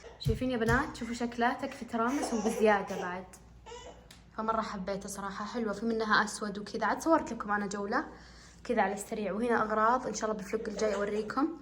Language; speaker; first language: Arabic; native; Arabic